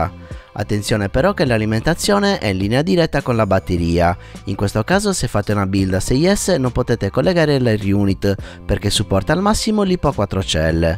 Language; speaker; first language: Italian; native; Italian